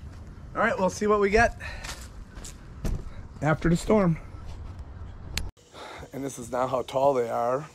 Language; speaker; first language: English; native; English